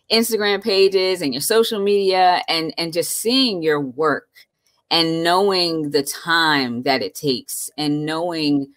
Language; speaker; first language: English; native; English